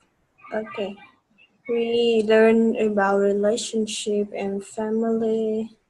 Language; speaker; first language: English; non-native, fluent; Vietnamese